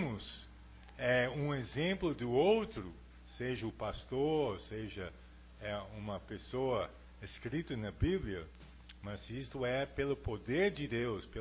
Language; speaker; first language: Portuguese; non-native, fluent; English